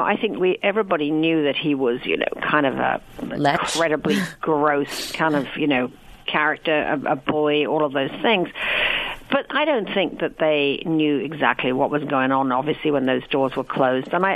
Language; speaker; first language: English; native; English